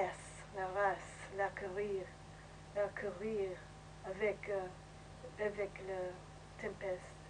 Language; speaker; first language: French; non-native, learner; English